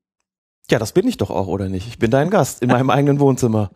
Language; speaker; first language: German; native; German